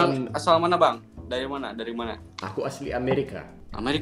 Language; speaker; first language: Indonesian; non-native, fluent; English